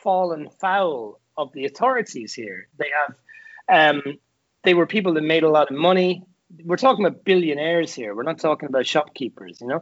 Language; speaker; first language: English; native; English